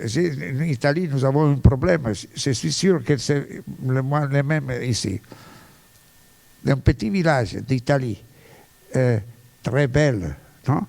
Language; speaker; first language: French; non-native, fluent; Italian